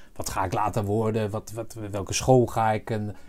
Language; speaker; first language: Dutch; early bilingual, other home language; Arabic